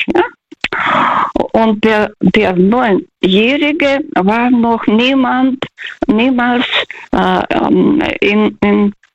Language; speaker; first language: German; early bilingual, heritage; Russian